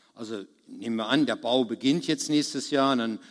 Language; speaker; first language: German; native; German